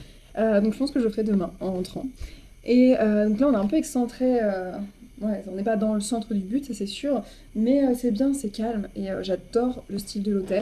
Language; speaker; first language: French; native; French